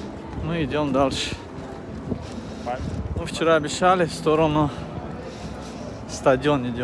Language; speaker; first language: Russian; non-native, fluent; Tajik